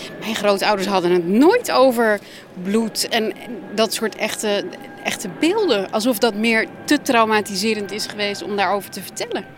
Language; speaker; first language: Dutch; native; Dutch